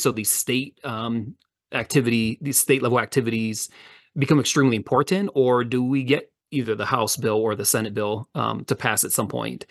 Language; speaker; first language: English; native; English